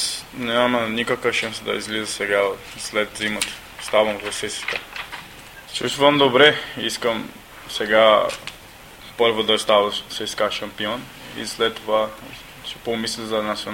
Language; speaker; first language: Bulgarian; non-native, learner; Portuguese